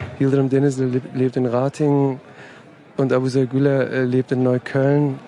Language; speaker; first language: German; early bilingual, other home language; Turkish